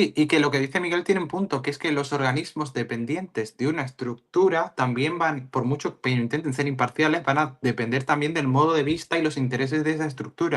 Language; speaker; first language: Spanish; native; Spanish